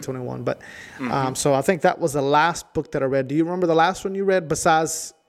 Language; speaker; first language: English; non-native, fluent; Spanish